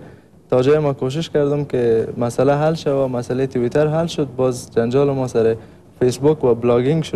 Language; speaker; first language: Persian; native; Persian